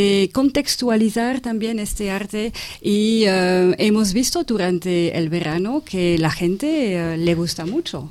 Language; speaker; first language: Spanish; non-native, fluent; French